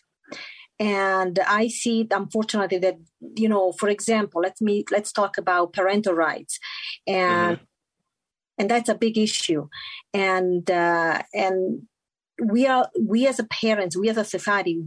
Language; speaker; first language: English; non-native, fluent; Italian